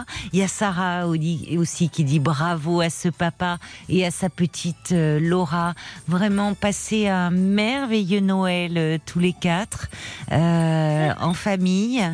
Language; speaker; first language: French; native; French